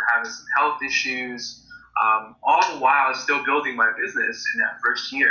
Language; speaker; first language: English; native; English